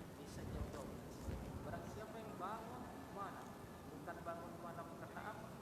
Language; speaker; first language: Indonesian; non-native, local second language; Madurese